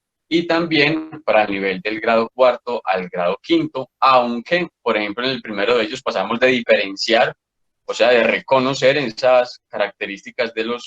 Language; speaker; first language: Spanish; native; Spanish